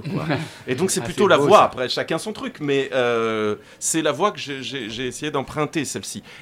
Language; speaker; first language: French; native; French